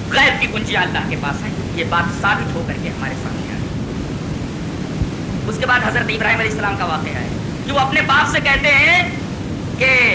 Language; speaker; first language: Urdu; native; Urdu